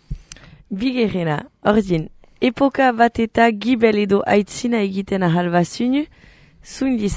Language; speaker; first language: Basque; native; Basque